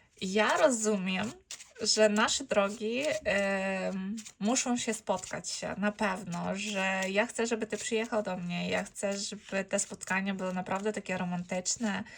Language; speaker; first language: Polish; non-native, fluent; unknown